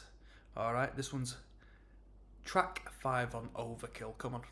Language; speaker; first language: English; native; English